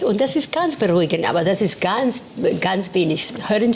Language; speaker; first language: German; non-native, fluent; Spanish